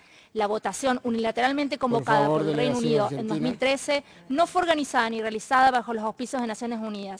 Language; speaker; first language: Spanish; native; Spanish